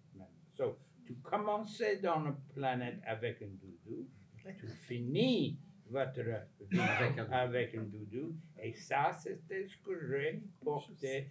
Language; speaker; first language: French; non-native, fluent; English